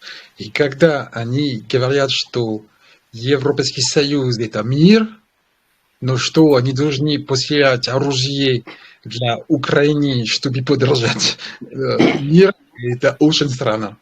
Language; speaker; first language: Russian; non-native, learner; French